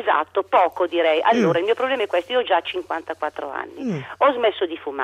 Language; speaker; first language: Italian; native; Italian